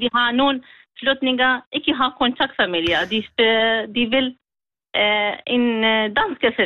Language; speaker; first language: Danish; non-native, learner; Kurdish